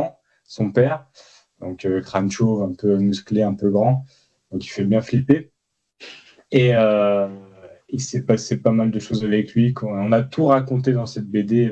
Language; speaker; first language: French; native; French